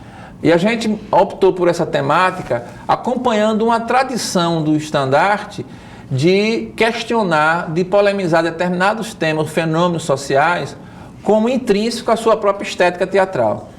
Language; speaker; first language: Portuguese; native; Portuguese